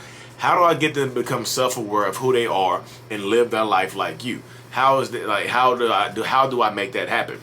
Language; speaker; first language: English; native; English